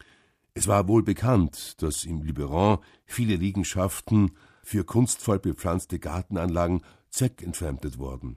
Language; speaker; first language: German; native; German